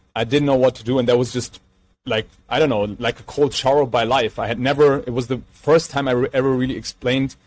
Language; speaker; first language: English; non-native, fluent; German